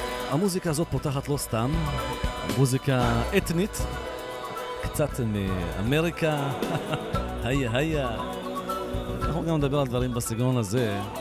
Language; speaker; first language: Hebrew; native; Hebrew